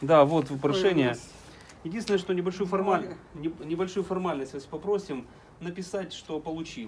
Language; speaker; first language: Russian; native; Russian